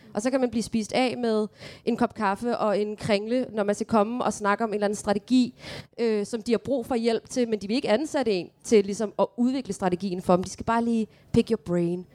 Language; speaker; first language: Danish; early bilingual, other home language; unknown